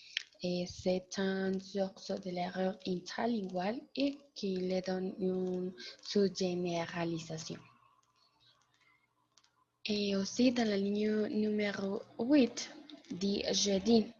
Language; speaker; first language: French; non-native, learner; Spanish